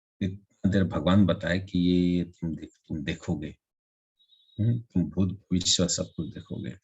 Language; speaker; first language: Hindi; non-native, local second language; Assamese